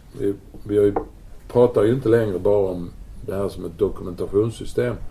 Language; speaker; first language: Swedish; native; Swedish